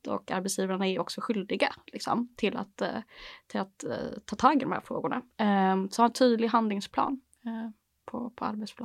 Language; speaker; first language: Swedish; native; Swedish